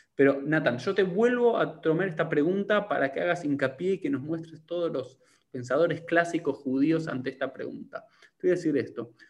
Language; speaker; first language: Spanish; native; Spanish